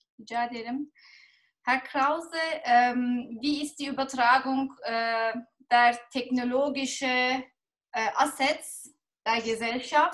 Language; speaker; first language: German; non-native, fluent; Turkish